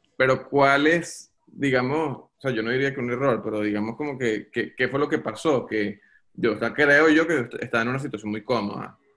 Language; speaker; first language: Spanish; native; Spanish